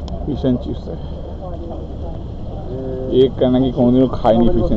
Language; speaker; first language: Hindi; non-native, local second language; Bangla